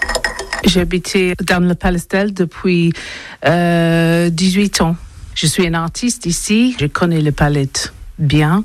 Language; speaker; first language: French; non-native, learner; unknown